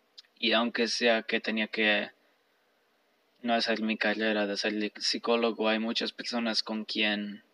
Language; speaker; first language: Spanish; early bilingual, heritage; Spanish